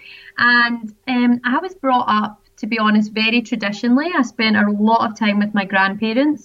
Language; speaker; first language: English; native; English